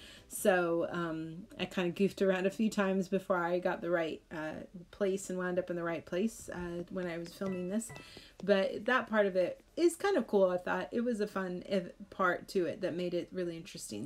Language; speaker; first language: English; native; English